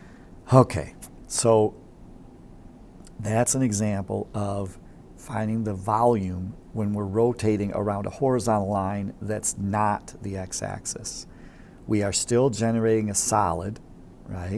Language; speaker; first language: English; native; English